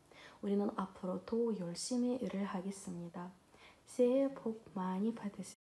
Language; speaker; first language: Korean; non-native, learner; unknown